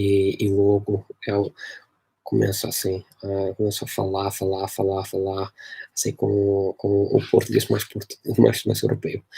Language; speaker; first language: Portuguese; non-native, fluent; English